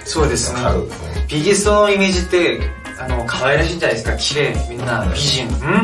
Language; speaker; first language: Japanese; non-native, fluent; Korean